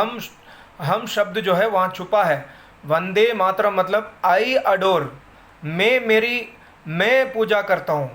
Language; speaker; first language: Hindi; non-native, local second language; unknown